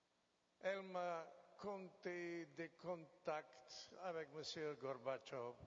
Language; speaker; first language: French; non-native, fluent; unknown